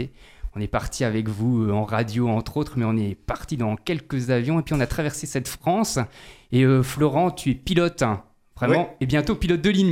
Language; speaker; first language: French; native; French